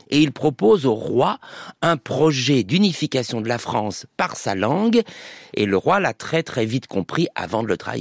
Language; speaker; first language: French; native; French